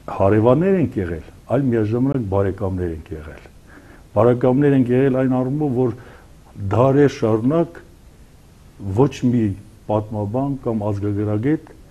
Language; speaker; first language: Armenian; non-native, local second language; Kurdish